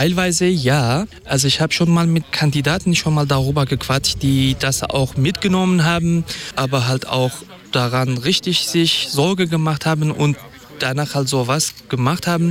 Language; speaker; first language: German; non-native, fluent; Kurdish